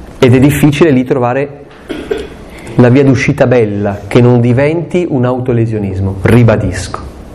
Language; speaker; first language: Italian; non-native, local second language; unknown